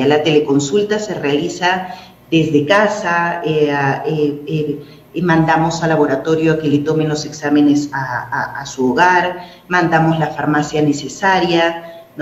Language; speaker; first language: Spanish; native; Spanish